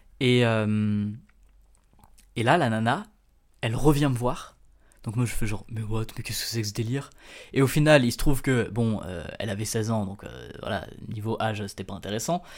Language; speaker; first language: French; native; French